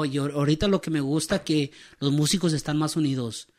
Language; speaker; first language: Spanish; early bilingual, heritage; Spanish